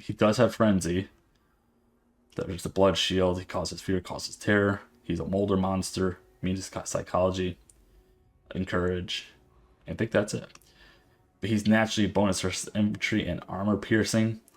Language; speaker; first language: English; native; English